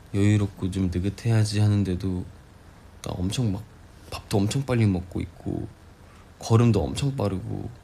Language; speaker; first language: Korean; native; Korean